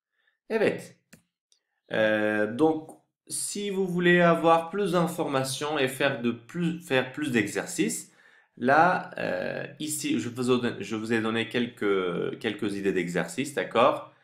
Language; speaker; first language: French; non-native, fluent; Turkish